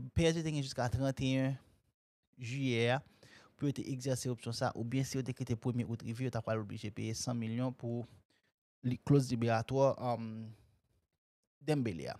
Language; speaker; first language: French; non-native, local second language; Haitian Creole